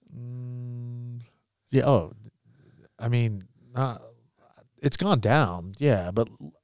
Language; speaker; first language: English; native; English